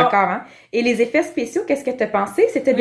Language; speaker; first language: French; native; French